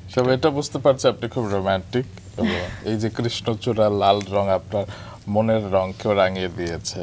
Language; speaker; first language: Bangla; native; Bangla